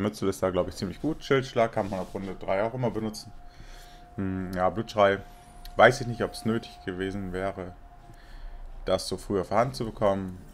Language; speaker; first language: German; native; German